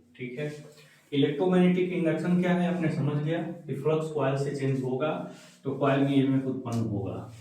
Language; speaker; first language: Hindi; native; Hindi